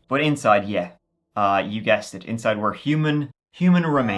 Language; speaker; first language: English; native; English